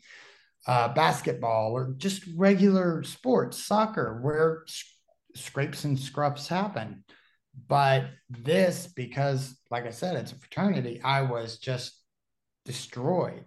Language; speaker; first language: English; native; English